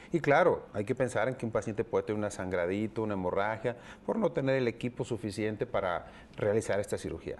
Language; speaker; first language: Spanish; native; Spanish